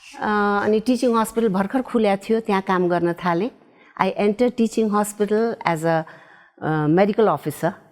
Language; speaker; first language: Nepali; early bilingual, heritage; Nepali